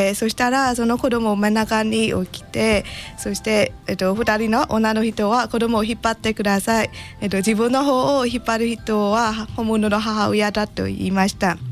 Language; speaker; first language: Japanese; non-native, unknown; Burmese